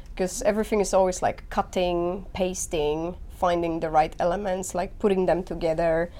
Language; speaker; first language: English; non-native, fluent; Polish